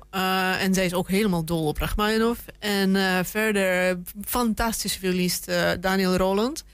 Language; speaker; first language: Dutch; non-native, fluent; Russian